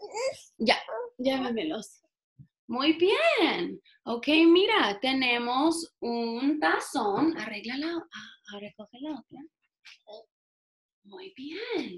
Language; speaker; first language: Spanish; non-native, fluent; English